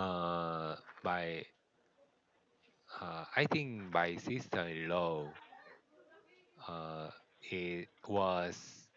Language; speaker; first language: English; non-native, learner; Korean